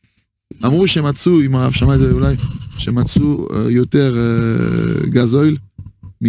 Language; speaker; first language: Hebrew; non-native, fluent; French